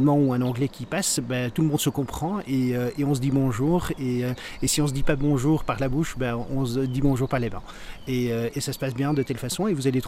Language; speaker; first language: French; native; French